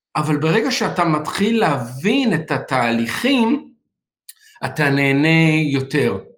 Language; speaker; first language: Hebrew; native; Hebrew